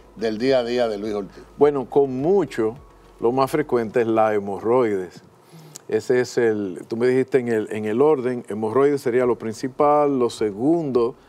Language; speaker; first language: Spanish; native; Spanish